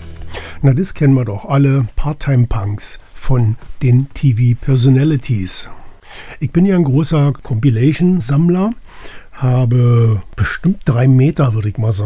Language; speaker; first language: German; native; German